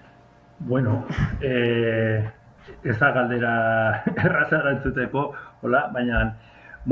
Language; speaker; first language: Basque; non-native, local second language; Spanish